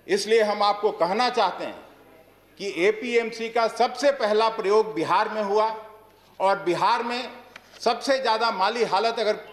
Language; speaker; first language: Hindi; native; Hindi